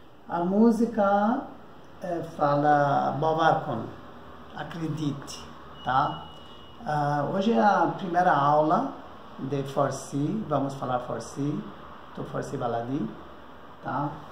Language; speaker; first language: Portuguese; non-native, fluent; Persian